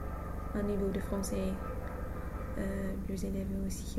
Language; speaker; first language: French; non-native, learner; English